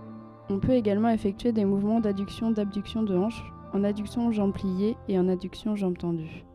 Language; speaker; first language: French; native; French